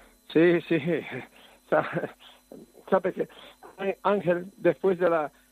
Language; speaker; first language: Spanish; non-native, learner; Italian